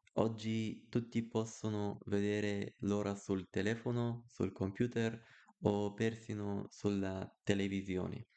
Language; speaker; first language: Italian; non-native, learner; Bulgarian